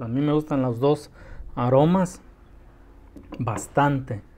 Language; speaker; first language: Spanish; early bilingual, heritage; Spanish